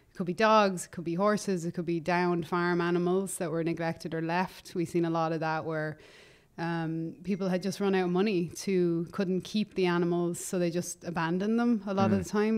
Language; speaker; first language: English; native; English